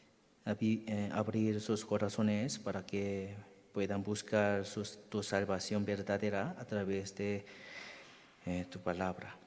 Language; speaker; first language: Spanish; non-native, learner; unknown